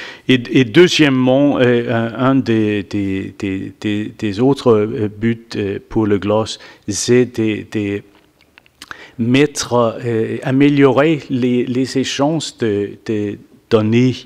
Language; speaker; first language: French; non-native, fluent; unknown